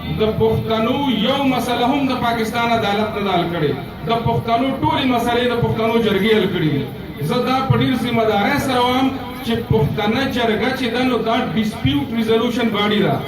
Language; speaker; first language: Pashto; native; Pashto